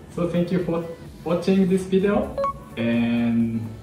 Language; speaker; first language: English; non-native, fluent; Japanese